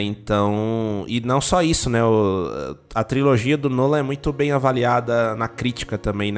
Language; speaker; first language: Portuguese; native; Portuguese